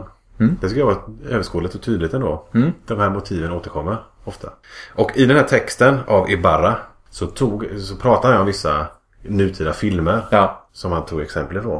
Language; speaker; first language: Swedish; native; Swedish